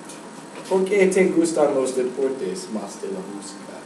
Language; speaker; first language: Spanish; non-native, learner; English